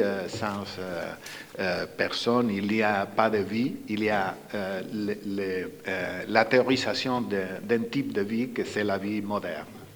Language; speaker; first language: French; non-native, fluent; Spanish